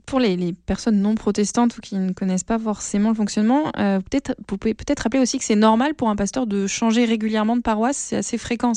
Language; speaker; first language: French; native; French